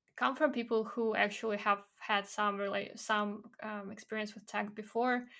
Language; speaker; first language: English; non-native, fluent; Belarusian